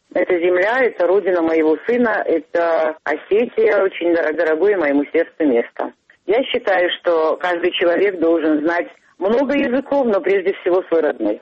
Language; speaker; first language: Russian; non-native, local second language; Ossetic